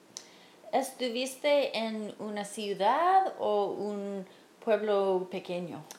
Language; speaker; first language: Spanish; non-native, fluent; English